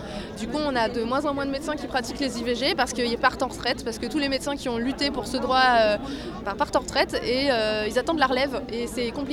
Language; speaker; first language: French; native; French